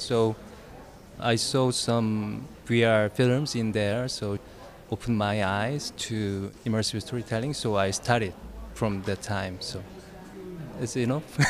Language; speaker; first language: English; non-native, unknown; Korean